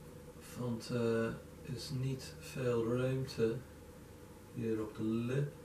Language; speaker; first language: Dutch; non-native, fluent; English